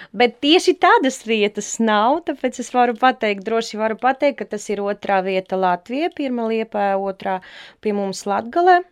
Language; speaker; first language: Latvian; non-native, local second language; Russian